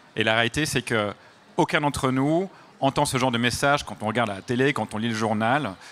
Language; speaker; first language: French; native; French